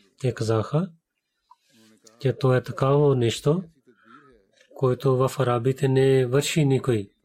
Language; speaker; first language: Bulgarian; non-native, learner; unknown